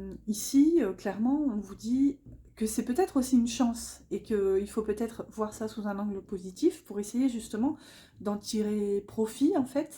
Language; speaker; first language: French; native; French